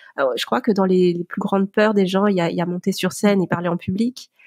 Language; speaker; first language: French; native; French